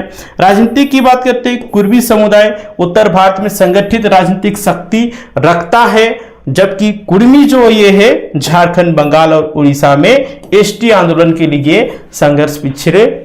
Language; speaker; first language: Hindi; native; Hindi